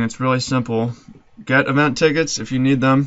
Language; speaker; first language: English; native; English